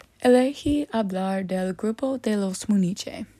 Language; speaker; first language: Spanish; non-native, learner; English